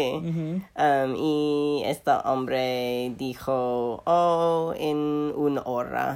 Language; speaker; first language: Spanish; non-native, learner; English